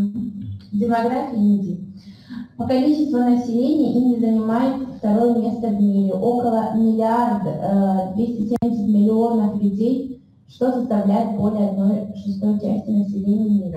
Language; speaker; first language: Russian; native; Russian